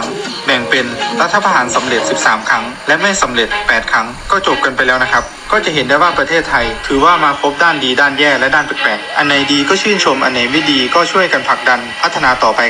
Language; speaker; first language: Thai; native; Thai